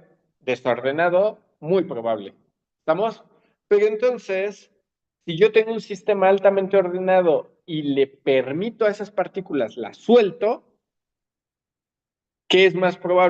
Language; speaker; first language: Spanish; native; Spanish